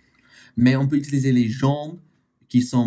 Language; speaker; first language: French; non-native, fluent; English